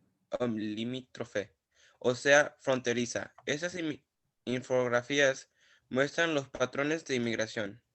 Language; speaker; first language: Spanish; early bilingual, heritage; Spanish